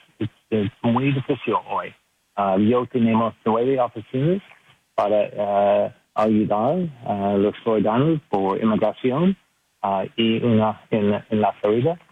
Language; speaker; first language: Spanish; non-native, learner; English